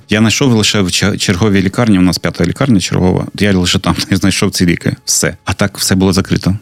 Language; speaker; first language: Ukrainian; non-native, local second language; Russian